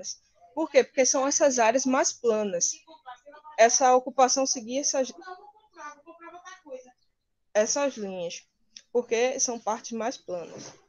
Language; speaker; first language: Portuguese; native; Portuguese